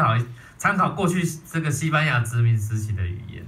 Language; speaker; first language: Chinese; native; Chinese